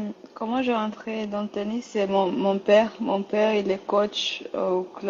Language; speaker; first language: French; non-native, learner; Rundi